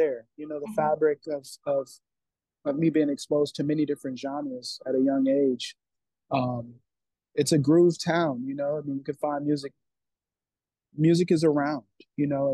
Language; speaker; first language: English; native; English